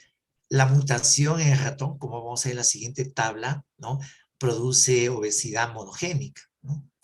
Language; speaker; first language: Spanish; native; Spanish